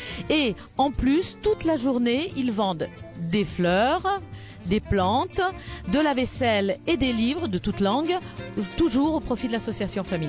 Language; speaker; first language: French; native; French